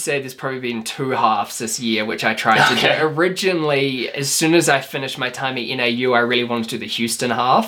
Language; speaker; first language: English; native; English